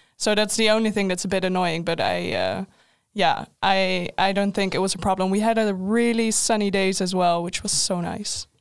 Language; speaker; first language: English; non-native, fluent; Dutch